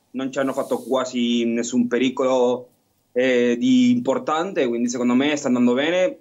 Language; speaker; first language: Italian; non-native, fluent; Spanish